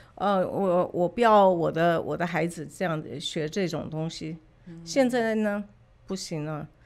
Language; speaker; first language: Chinese; early bilingual, other home language; English